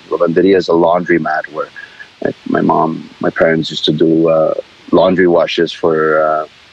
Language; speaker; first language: English; non-native, fluent; Spanish